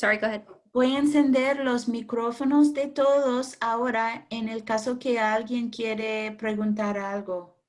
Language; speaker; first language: Spanish; non-native, fluent; English